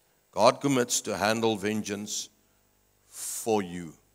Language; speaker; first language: English; non-native, local second language; Afrikaans